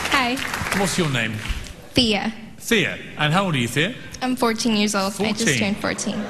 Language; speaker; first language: English; native; English